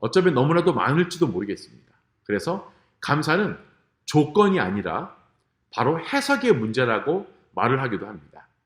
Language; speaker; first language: Korean; native; Korean